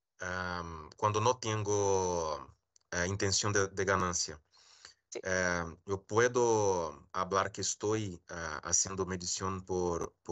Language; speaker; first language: Spanish; non-native, learner; Portuguese